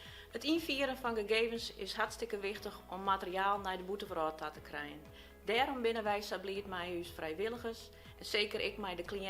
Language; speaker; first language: Dutch; non-native, local second language; Western Frisian